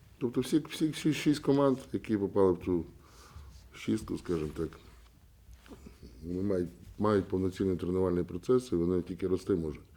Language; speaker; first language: Ukrainian; native; Ukrainian